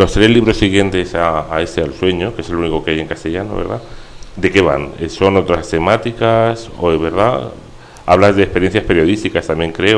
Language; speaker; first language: Spanish; native; Spanish